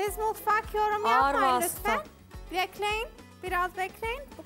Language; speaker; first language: Turkish; non-native, learner; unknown